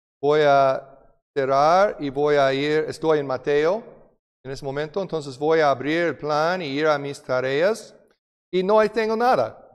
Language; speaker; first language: Spanish; non-native, fluent; English